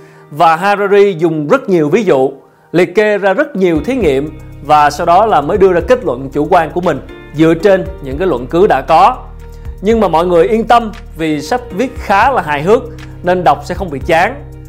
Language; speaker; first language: Vietnamese; native; Vietnamese